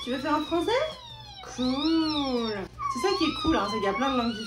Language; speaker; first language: French; native; French